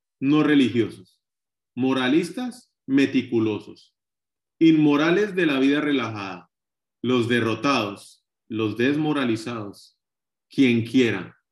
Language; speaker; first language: Spanish; native; Spanish